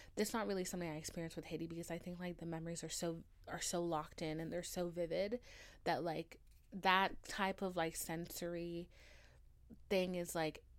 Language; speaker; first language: English; early bilingual, other home language; Haitian Creole